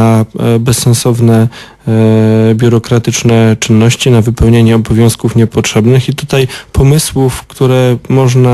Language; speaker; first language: Polish; native; Polish